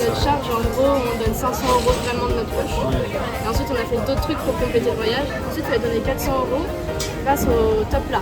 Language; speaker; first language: French; native; French